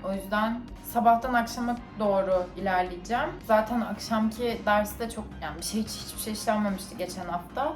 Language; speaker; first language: Turkish; native; Turkish